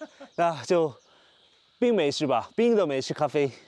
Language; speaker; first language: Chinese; non-native, learner; Korean